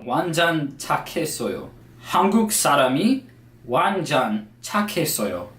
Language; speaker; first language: Korean; non-native, learner; English